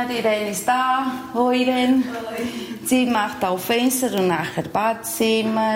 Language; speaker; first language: German; non-native, learner; Portuguese